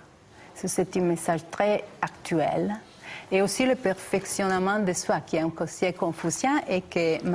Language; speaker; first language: French; non-native, fluent; Italian